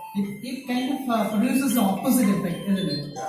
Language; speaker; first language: English; non-native, local second language; Malayalam